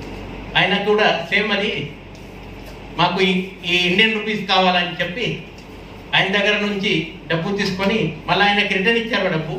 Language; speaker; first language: Telugu; native; Telugu